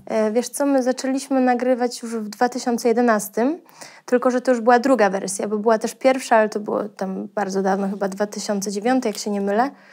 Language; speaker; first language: Polish; native; Polish